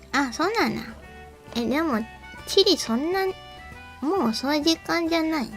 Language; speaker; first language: Japanese; native; Japanese